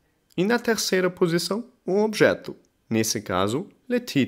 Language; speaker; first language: Portuguese; non-native, fluent; German